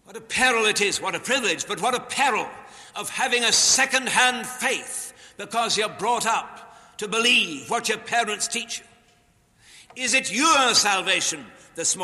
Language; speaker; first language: English; native; English